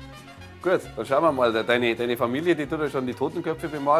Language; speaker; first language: German; native; German